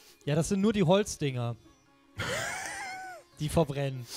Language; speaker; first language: German; native; German